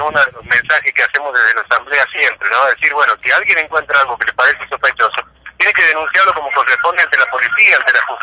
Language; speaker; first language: Spanish; native; Spanish